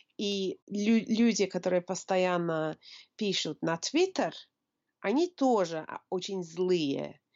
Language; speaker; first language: Russian; non-native, fluent; English